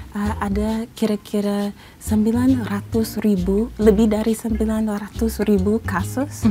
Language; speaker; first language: Indonesian; non-native, fluent; English